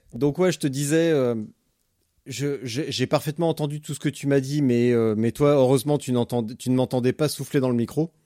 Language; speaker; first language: French; native; French